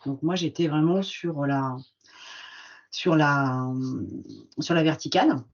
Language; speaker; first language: French; native; French